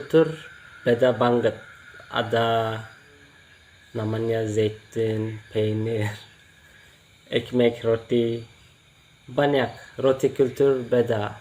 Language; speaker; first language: Indonesian; non-native, learner; Turkish